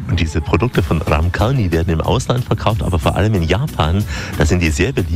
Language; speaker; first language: German; native; German